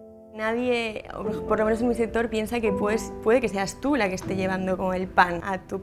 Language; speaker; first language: Spanish; native; Spanish